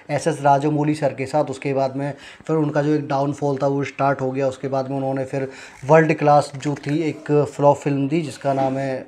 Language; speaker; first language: Hindi; native; Hindi